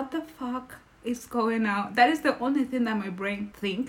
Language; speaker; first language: English; non-native, learner; Spanish